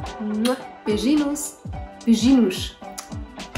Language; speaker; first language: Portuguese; non-native, learner; German